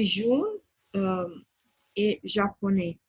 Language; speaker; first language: French; non-native, learner; Albanian